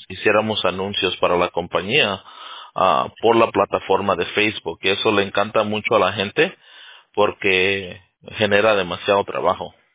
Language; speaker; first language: Spanish; early bilingual, heritage; Spanish